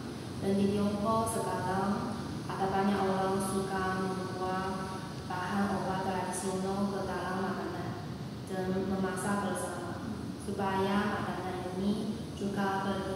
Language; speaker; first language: Indonesian; non-native, learner; Chinese